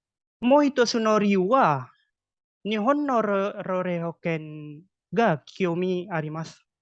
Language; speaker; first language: Japanese; non-native, learner; Indonesian